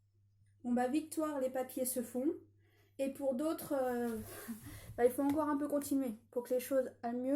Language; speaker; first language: French; native; French